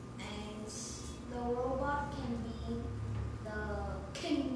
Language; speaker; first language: English; non-native, learner; Vietnamese